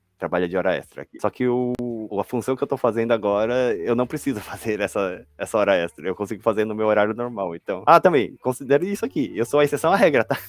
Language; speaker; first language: Portuguese; native; Portuguese